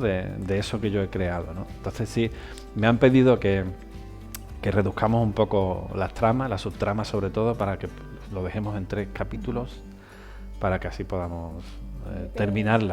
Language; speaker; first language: Spanish; native; Spanish